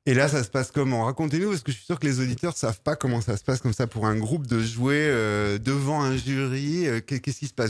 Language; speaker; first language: French; native; French